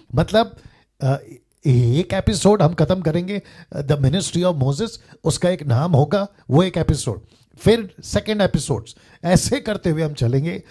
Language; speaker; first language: Hindi; native; Hindi